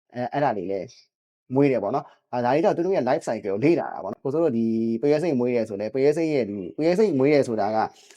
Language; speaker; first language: Burmese; native; Burmese